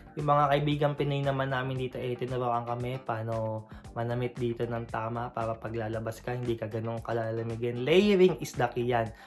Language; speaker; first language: Filipino; native; Filipino